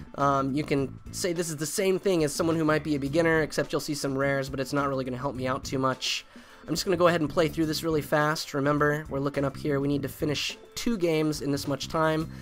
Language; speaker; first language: English; native; English